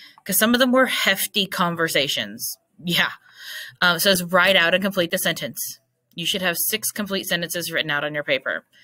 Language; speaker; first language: English; native; English